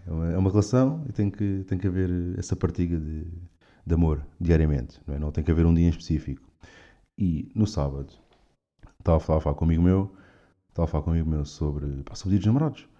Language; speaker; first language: Portuguese; native; Portuguese